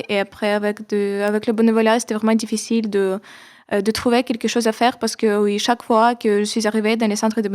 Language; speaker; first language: French; non-native, fluent; Ukrainian